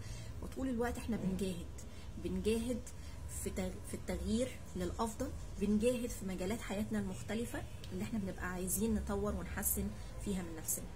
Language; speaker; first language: Arabic; native; Arabic